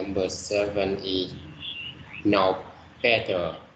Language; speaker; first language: English; non-native, learner; Vietnamese